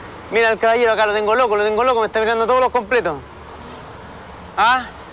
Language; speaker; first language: Spanish; native; Spanish